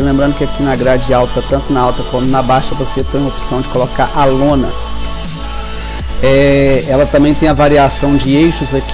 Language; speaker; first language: Portuguese; native; Portuguese